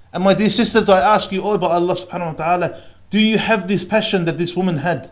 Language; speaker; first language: English; native; English